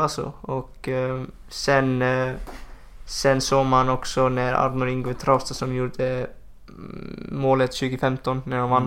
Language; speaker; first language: Swedish; non-native, fluent; Icelandic